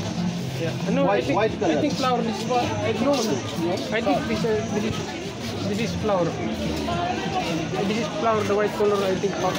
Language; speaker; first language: English; non-native, learner; Filipino